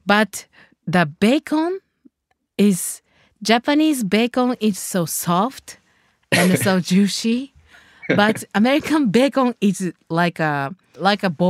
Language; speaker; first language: English; non-native, learner; Japanese